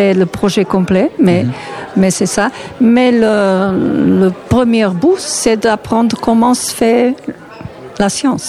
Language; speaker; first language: French; non-native, learner; Portuguese